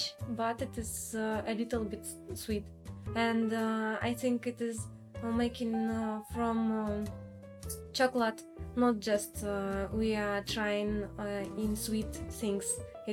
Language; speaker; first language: English; non-native, learner; Russian